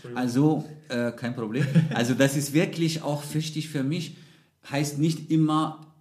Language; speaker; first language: German; non-native, fluent; Arabic